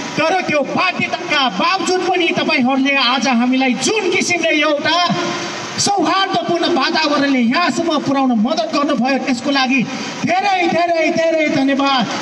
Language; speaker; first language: Nepali; non-native, local second language; Newari